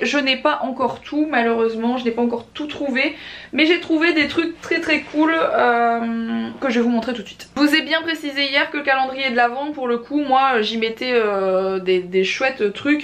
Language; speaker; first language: French; native; French